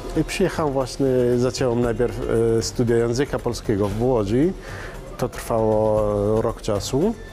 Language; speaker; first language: Polish; non-native, fluent; Arabic